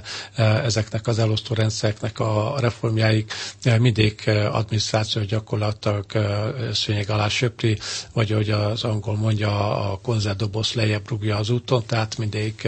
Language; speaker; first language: Hungarian; native; Hungarian